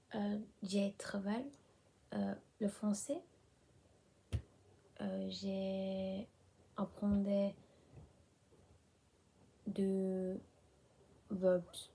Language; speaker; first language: French; non-native, learner; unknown